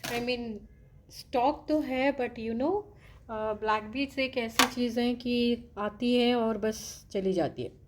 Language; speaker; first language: Hindi; non-native, local second language; Telugu